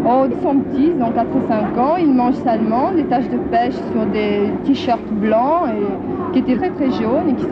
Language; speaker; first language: French; native; French